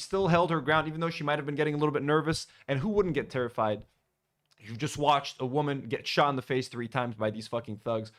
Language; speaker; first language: English; non-native, local second language; Arabic